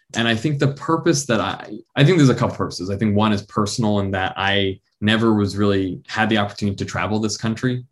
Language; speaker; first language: English; native; English